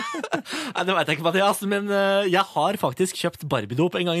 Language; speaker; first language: Norwegian; native; Norwegian